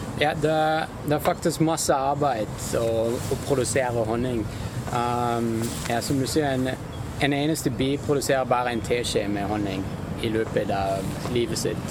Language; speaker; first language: Norwegian; non-native, fluent; German